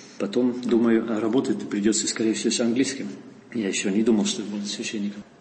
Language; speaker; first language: Russian; non-native, fluent; Dutch